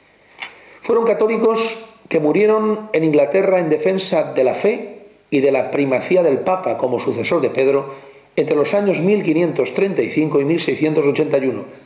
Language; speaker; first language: Spanish; native; Spanish